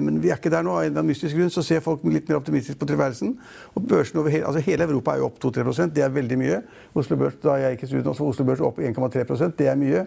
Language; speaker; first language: Norwegian; native; Norwegian